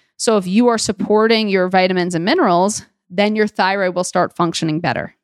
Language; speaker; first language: English; native; English